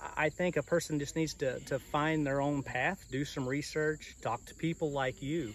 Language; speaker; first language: English; native; English